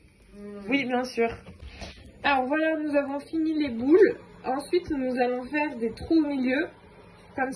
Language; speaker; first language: French; early bilingual, other home language; Arabic